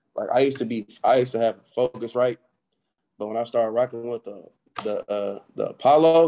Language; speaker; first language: English; native; English